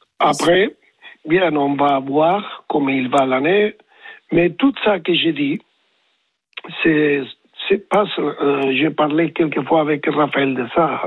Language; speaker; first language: French; non-native, learner; Spanish